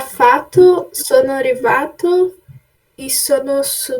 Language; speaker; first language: Italian; non-native, learner; Portuguese